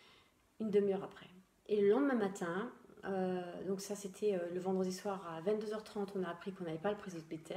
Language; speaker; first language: French; native; French